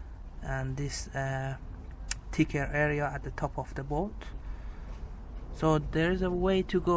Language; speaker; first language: English; non-native, fluent; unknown